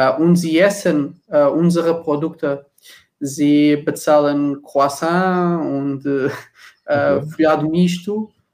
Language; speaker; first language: German; non-native, learner; Portuguese